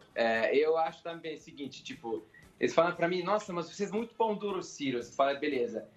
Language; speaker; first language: Portuguese; non-native, fluent; Arabic